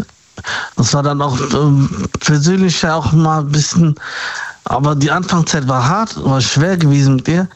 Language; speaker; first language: German; native; German